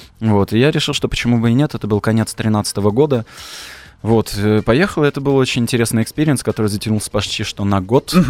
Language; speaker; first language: Russian; early bilingual, heritage; French